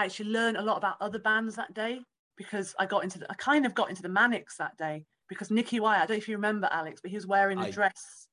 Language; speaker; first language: English; native; English